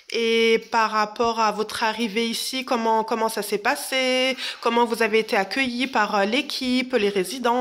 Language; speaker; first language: French; native; French